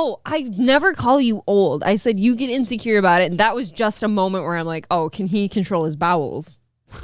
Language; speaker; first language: English; native; English